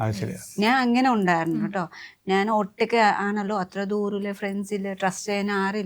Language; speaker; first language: Malayalam; non-native, fluent; Nepali